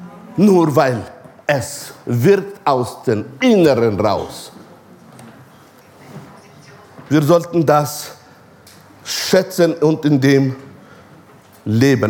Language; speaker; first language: German; non-native, fluent; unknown